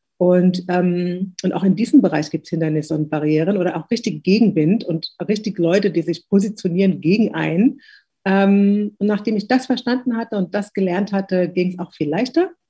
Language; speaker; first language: German; early bilingual, other home language; Tigrinya